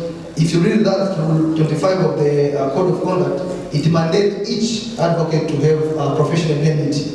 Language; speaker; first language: English; non-native, local second language; Swahili